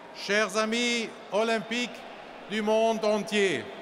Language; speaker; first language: French; non-native, fluent; German